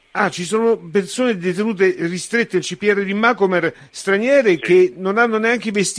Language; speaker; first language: Italian; native; Italian